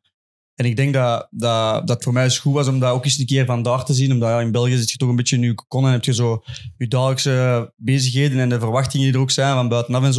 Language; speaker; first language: Dutch; native; Dutch